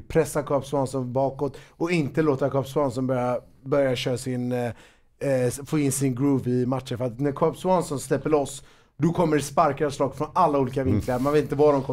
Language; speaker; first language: Swedish; native; Swedish